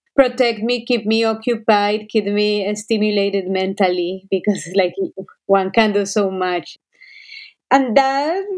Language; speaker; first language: English; non-native, fluent; Spanish